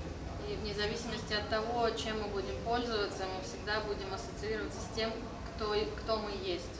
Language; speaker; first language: Russian; native; Russian